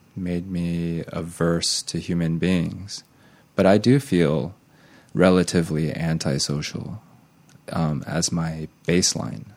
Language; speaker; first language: English; native; English